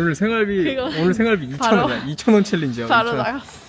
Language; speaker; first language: Korean; native; Korean